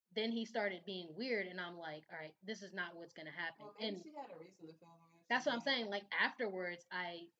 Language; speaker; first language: English; native; English